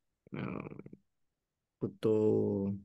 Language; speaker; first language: French; non-native, learner; Romanian